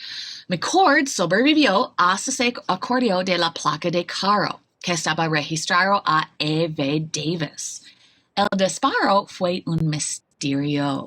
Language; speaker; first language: Spanish; non-native, fluent; English